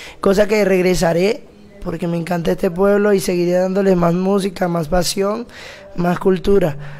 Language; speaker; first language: Spanish; native; Spanish